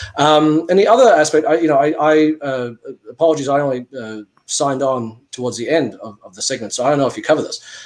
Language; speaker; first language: English; native; English